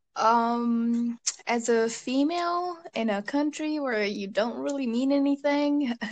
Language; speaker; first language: English; early bilingual, other home language; Bangla